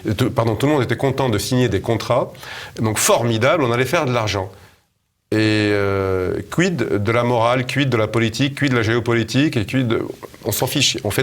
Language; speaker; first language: French; native; French